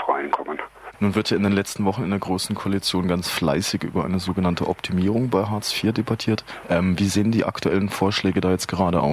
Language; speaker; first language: German; native; German